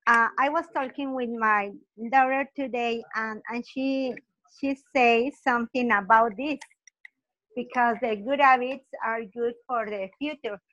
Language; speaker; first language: English; non-native, learner; Spanish